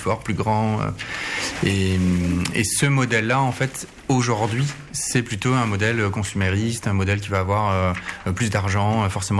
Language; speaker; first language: French; native; French